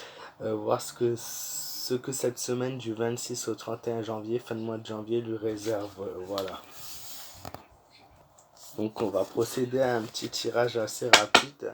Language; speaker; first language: French; native; French